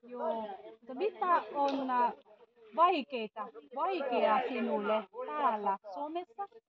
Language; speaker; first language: Finnish; non-native, fluent; Vietnamese